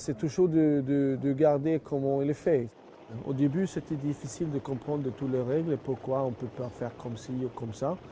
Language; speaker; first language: French; non-native, fluent; Swedish